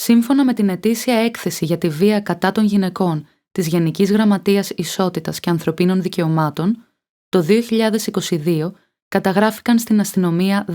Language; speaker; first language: Greek; native; Greek